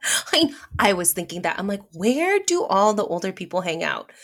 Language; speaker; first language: English; early bilingual, other home language; Filipino